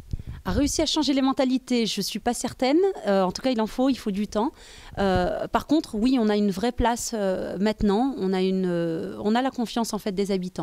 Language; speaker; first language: French; native; French